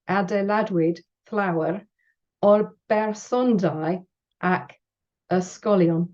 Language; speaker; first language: Welsh; non-native, learner; English